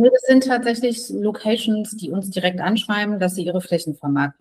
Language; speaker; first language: German; native; German